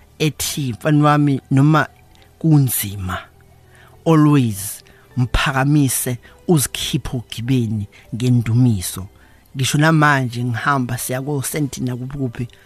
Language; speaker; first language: Zulu; native; Zulu